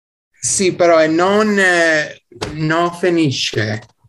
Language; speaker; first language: Italian; non-native, learner; English